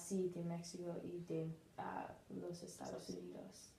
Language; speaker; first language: Spanish; non-native, learner; English